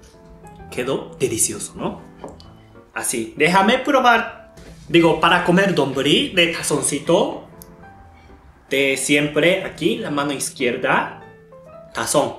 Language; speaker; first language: Spanish; non-native, fluent; Japanese